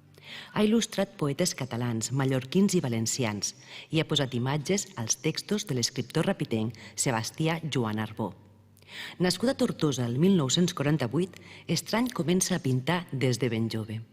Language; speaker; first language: Catalan; native; Catalan